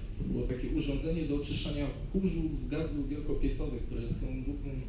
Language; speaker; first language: Polish; native; Polish